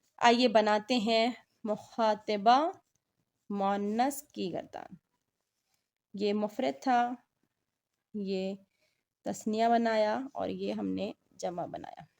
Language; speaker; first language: Urdu; native; Urdu